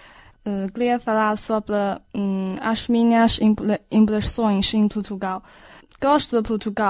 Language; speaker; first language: Portuguese; non-native, learner; Chinese